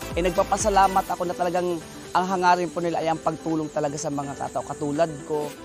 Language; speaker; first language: Filipino; non-native, local second language; Bikol